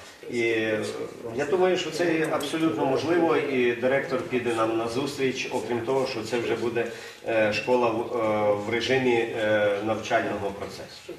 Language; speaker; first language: Ukrainian; native; Ukrainian